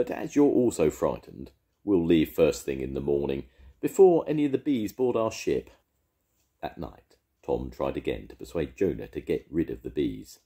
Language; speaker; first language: English; native; English